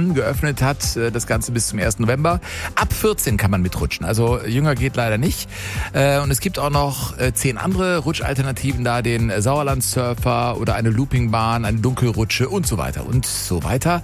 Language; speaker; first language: German; native; German